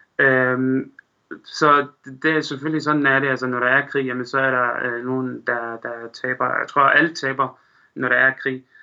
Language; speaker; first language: Danish; non-native, fluent; Arabic